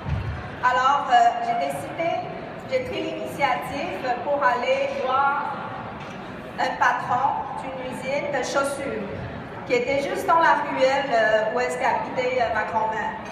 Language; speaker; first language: French; non-native, fluent; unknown